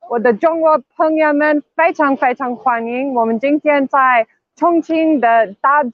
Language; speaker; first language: Chinese; non-native, learner; Afrikaans